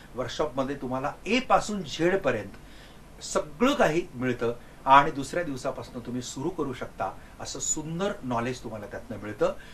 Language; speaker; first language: Marathi; non-native, local second language; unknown